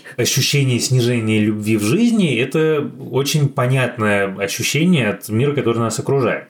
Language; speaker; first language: Russian; native; Russian